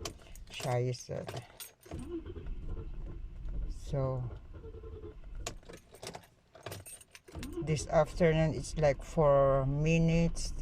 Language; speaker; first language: English; non-native, local second language; Filipino